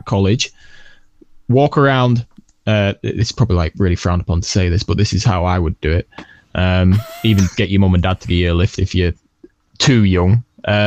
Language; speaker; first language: English; native; English